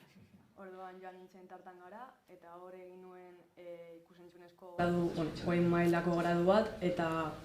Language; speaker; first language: Basque; non-native, local second language; Spanish